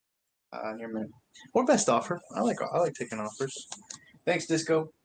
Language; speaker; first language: English; native; English